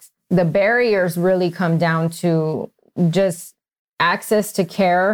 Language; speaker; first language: English; native; English